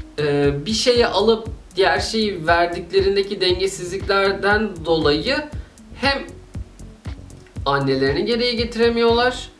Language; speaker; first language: Turkish; native; Turkish